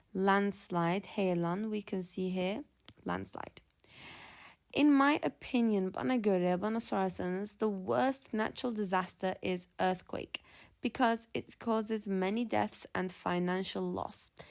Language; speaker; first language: English; non-native, fluent; Turkish